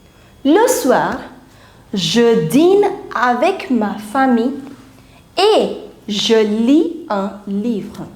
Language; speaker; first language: French; non-native, fluent; Hindi